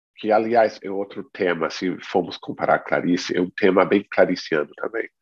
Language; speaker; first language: Portuguese; non-native, fluent; English